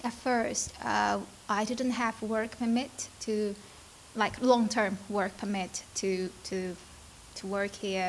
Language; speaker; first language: English; non-native, fluent; Chinese